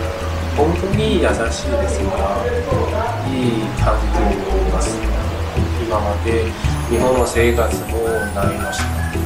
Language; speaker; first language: Japanese; non-native, learner; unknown